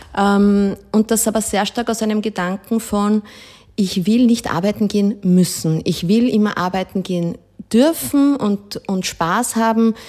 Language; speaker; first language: German; early bilingual, other home language; Spanish